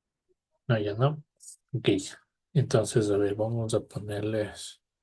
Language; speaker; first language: Spanish; native; Spanish